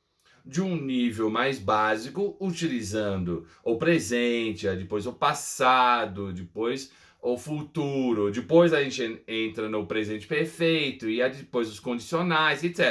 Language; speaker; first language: Portuguese; non-native, fluent; English